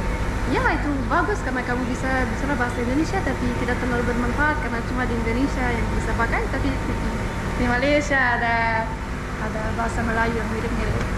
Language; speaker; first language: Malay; non-native, fluent; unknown